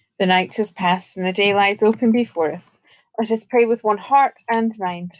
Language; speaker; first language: English; native; English